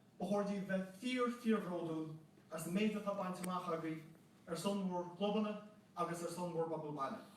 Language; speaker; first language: Irish; native; Irish